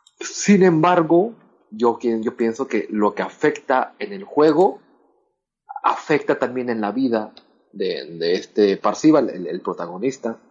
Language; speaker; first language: Spanish; native; Spanish